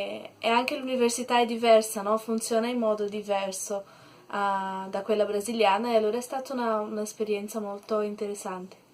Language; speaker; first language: Italian; non-native, learner; Portuguese